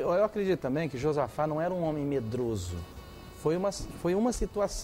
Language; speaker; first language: Portuguese; native; Portuguese